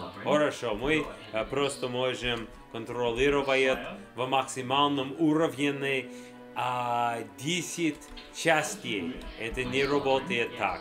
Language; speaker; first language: Russian; non-native, learner; English